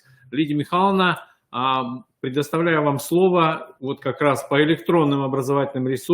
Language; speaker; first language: Russian; native; Russian